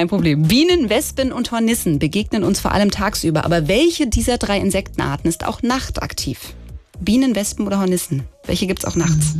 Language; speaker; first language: German; native; German